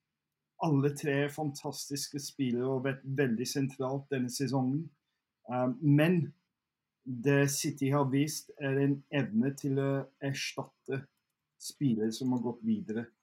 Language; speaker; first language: Norwegian; non-native, fluent; English